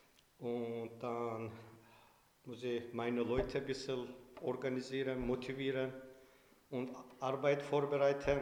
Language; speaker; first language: German; non-native, learner; Turkish